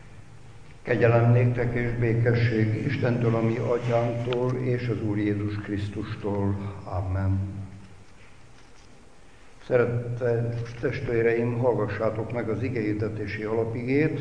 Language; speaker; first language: Hungarian; native; Hungarian